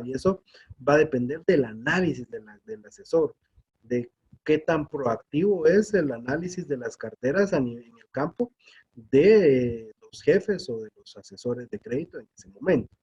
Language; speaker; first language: Spanish; native; Spanish